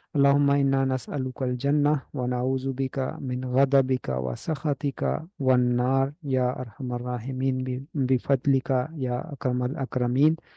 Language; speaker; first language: Arabic; non-native, fluent; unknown